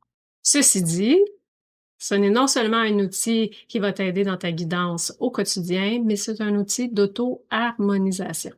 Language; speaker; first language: French; native; French